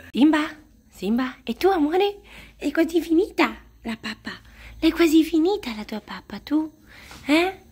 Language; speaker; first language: Italian; native; Italian